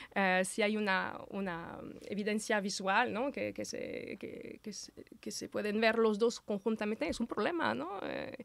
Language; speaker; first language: Spanish; non-native, fluent; French